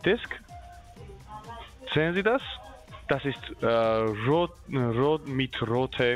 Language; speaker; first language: German; non-native, learner; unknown